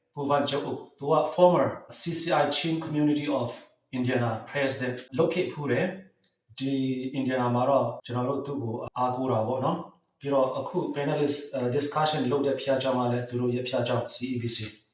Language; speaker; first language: Burmese; non-native, local second language; Hakha Chin